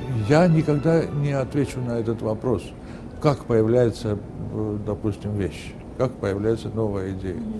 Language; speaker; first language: Russian; non-native, fluent; Armenian